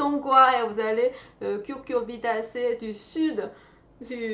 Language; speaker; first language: French; non-native, fluent; Chinese